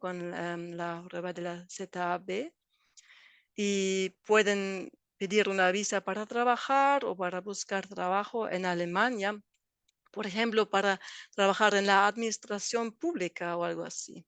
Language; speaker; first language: Spanish; non-native, fluent; German